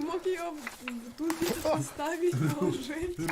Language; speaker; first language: Russian; native; Russian